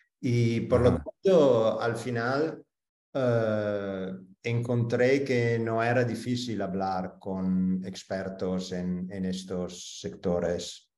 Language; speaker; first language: Spanish; non-native, fluent; Italian